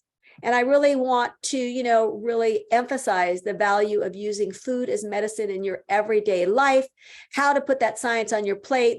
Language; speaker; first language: English; native; English